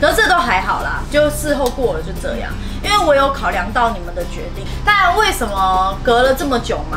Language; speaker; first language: Chinese; native; Chinese